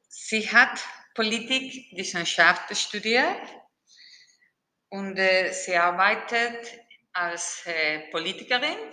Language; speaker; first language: German; non-native, fluent; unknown